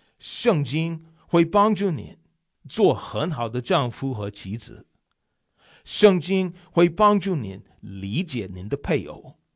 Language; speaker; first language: Chinese; non-native, fluent; English